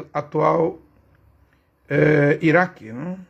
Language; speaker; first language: Spanish; non-native, learner; Portuguese